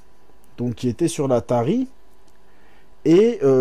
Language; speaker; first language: French; native; French